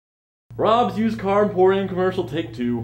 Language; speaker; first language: English; native; English